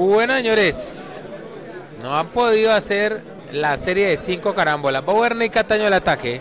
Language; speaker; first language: Spanish; native; Spanish